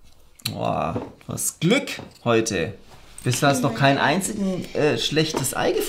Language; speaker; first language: German; native; German